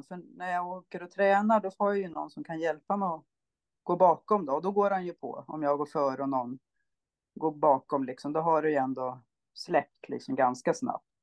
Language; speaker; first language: Swedish; native; Swedish